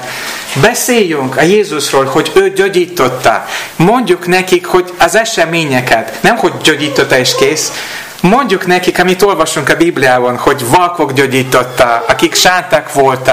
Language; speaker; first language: Hungarian; non-native, learner; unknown